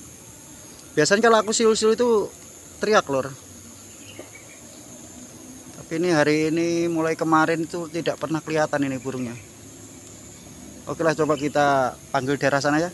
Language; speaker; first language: Indonesian; non-native, local second language; Javanese